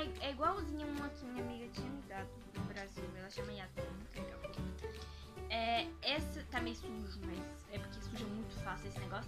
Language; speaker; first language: Portuguese; early bilingual, heritage; Portuguese